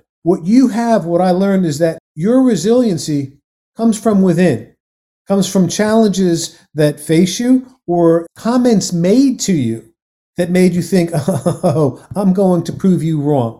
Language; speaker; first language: English; native; English